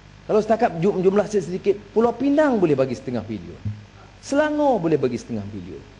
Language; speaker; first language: Malay; native; Malay